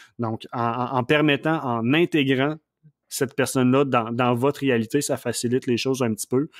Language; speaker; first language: French; native; French